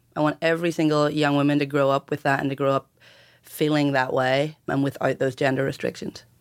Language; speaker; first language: English; native; English